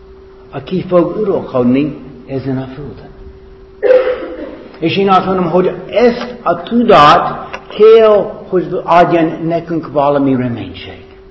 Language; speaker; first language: Hungarian; non-native, fluent; English